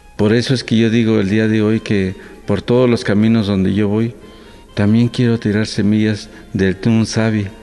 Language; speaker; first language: Spanish; non-native, local second language; Mixtepec Mixtec